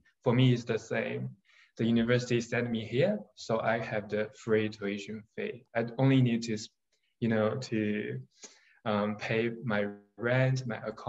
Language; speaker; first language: English; non-native, fluent; Chinese